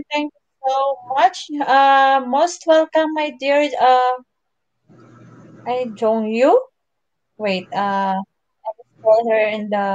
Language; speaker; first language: English; non-native, learner; Filipino